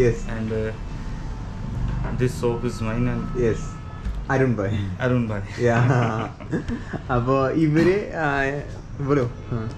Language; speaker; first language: Hindi; non-native, learner; Malayalam